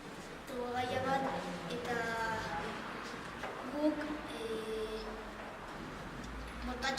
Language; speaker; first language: Basque; non-native, local second language; Spanish